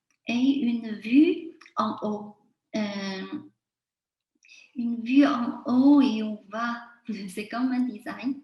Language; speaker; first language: French; non-native, fluent; Chinese